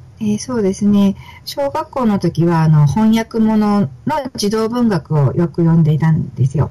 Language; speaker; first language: Japanese; native; Japanese